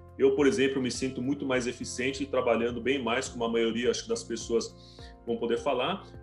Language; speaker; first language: Portuguese; early bilingual, other home language; Chinese